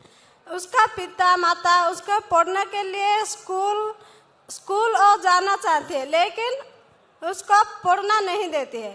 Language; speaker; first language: Hindi; non-native, local second language; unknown